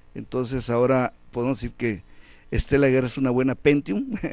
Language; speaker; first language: Spanish; native; Spanish